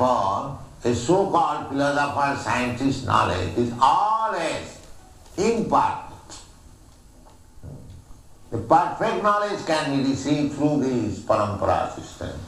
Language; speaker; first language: English; non-native, local second language; Bangla